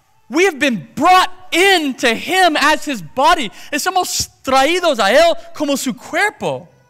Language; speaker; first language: English; native; English